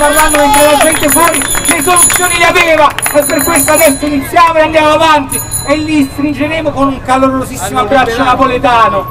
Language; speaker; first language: Italian; native; Italian